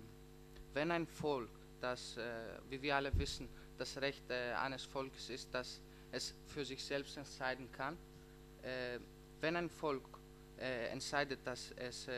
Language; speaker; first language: German; non-native, fluent; Greek